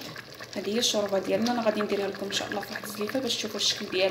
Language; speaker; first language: Arabic; native; Arabic